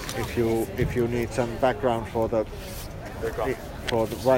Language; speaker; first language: English; non-native, fluent; Finnish